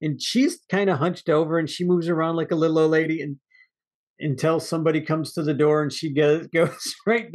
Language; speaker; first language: English; native; English